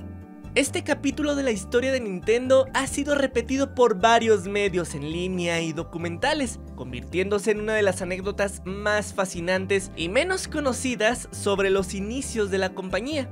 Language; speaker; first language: Spanish; native; Spanish